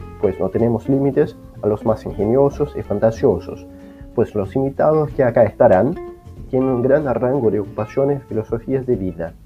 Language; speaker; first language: Spanish; non-native, fluent; Portuguese